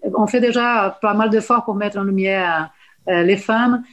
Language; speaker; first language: French; non-native, fluent; Portuguese